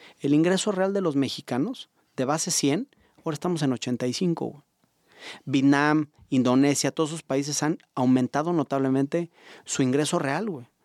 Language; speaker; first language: Spanish; native; Spanish